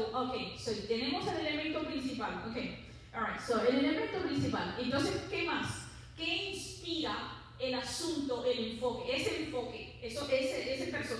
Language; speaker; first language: Spanish; early bilingual, heritage; Spanish